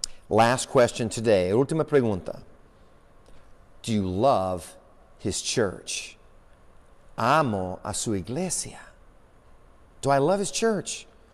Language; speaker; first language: English; native; English